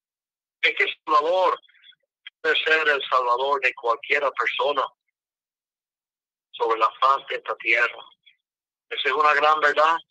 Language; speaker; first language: Spanish; non-native, fluent; English